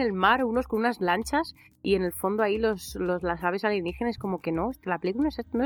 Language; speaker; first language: Spanish; native; Spanish